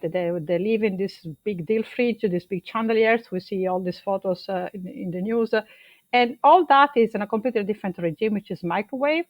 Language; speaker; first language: English; non-native, fluent; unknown